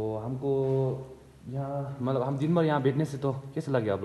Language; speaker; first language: Hindi; non-native, local second language; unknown